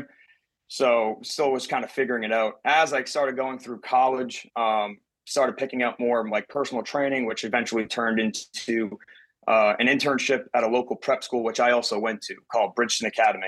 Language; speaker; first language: English; native; English